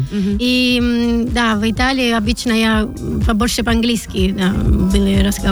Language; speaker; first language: Russian; non-native, learner; Italian